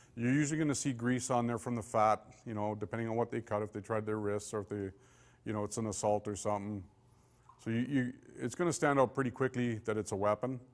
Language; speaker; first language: English; native; English